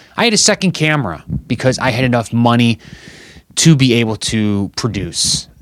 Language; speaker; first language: English; native; English